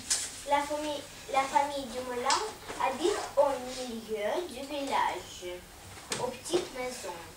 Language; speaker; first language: French; non-native, learner; Russian